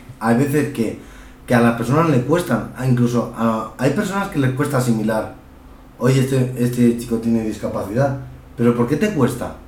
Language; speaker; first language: Spanish; early bilingual, other home language; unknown